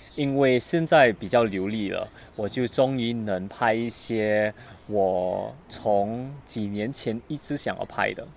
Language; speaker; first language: Chinese; non-native, learner; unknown